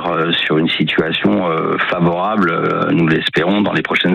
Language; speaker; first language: French; native; French